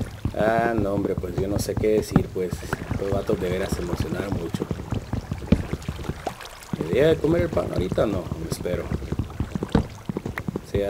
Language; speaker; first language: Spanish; early bilingual, heritage; Spanish